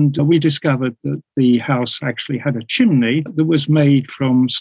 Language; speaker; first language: English; native; English